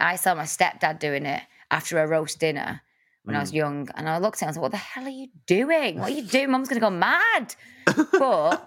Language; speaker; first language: English; native; English